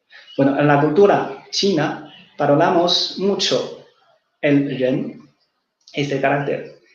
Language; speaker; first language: Spanish; non-native, fluent; Chinese